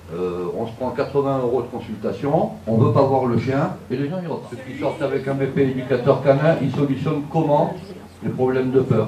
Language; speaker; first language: French; native; French